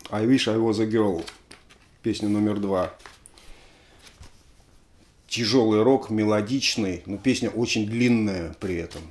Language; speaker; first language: Russian; native; Russian